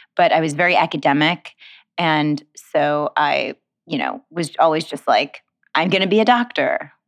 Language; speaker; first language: English; native; English